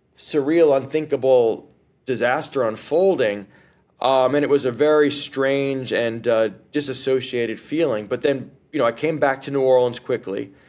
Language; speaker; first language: English; native; English